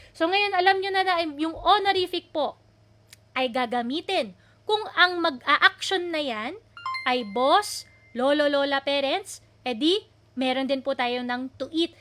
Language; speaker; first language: Filipino; native; Filipino